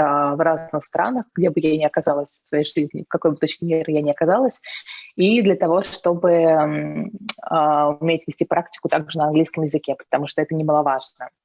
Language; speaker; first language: Russian; native; Russian